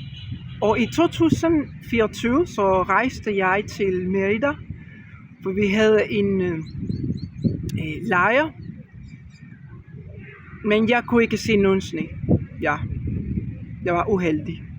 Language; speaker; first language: Danish; non-native, learner; Spanish